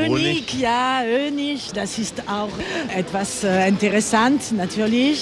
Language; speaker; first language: German; non-native, learner; French